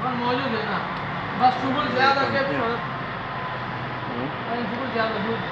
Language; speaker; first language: Arabic; non-native, learner; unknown